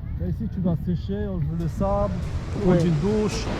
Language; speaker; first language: French; early bilingual, other home language; Polish